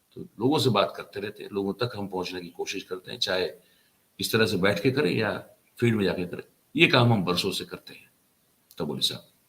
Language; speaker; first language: Hindi; non-native, local second language; Gujarati